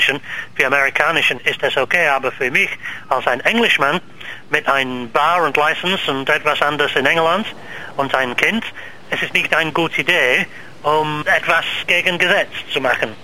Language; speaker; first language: German; non-native, learner; English